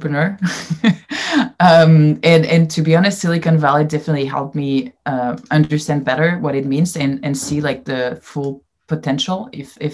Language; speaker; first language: English; non-native, fluent; French